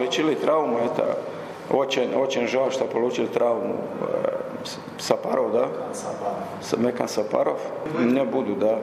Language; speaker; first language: Russian; non-native, learner; Croatian